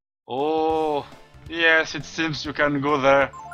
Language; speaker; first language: English; non-native, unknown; French